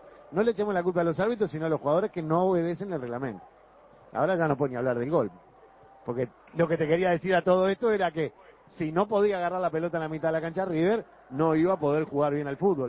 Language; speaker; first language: Spanish; native; Spanish